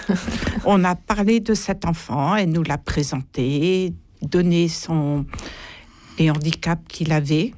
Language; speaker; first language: French; native; French